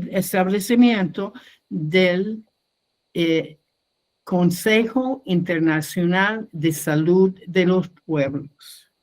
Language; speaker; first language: Spanish; non-native, fluent; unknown